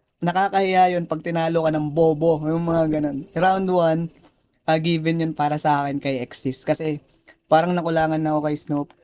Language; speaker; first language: Filipino; non-native, local second language; Cebuano